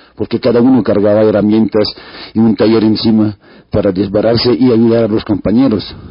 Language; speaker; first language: Spanish; non-native, fluent; French